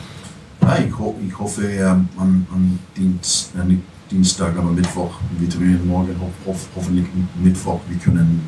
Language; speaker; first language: German; non-native, learner; English